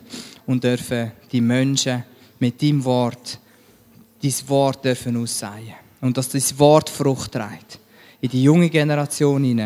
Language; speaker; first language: German; native; German